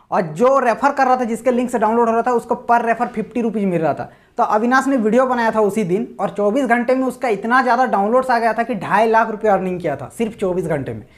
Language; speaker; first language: Hindi; native; Hindi